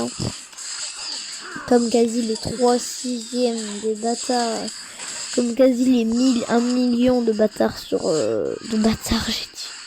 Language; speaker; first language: French; native; French